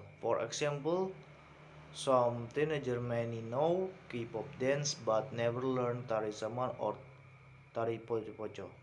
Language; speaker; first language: English; non-native, learner; Indonesian